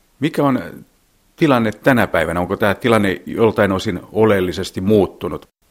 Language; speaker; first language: Finnish; native; Finnish